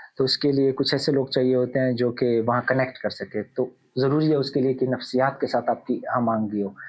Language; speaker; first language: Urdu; non-native, local second language; Pashto